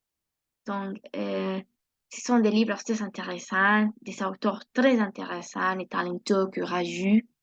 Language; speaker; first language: French; non-native, learner; Spanish